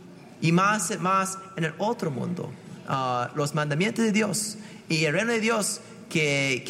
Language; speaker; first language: Spanish; non-native, fluent; English